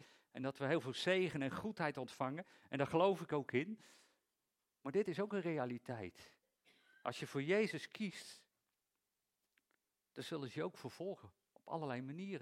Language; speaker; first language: Dutch; native; Dutch